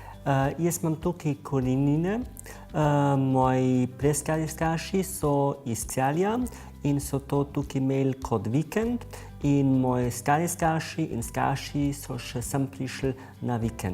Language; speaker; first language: Slovenian; early bilingual, heritage; Slovenian